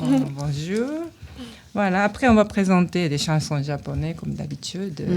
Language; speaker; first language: French; non-native, learner; Japanese